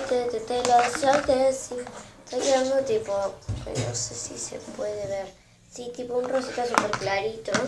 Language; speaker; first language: Spanish; native; Spanish